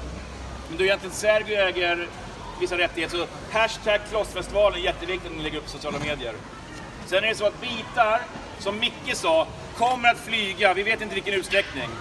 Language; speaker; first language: Swedish; native; Swedish